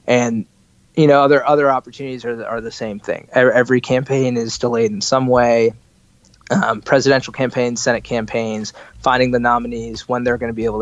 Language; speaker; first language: English; native; English